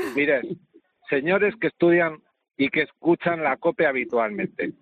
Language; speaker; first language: Spanish; native; Spanish